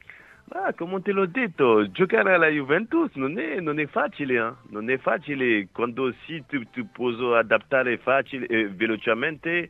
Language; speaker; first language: Italian; non-native, fluent; French